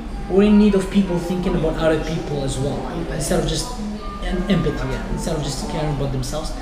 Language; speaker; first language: English; non-native, fluent; Arabic